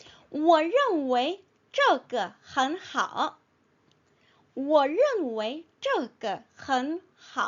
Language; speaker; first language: Chinese; non-native, fluent; Korean